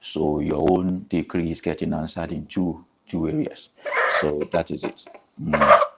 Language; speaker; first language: English; non-native, local second language; Yoruba